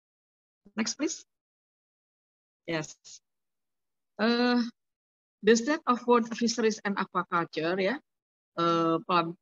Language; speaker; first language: English; non-native, learner; Indonesian